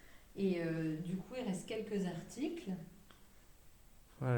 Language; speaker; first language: French; native; French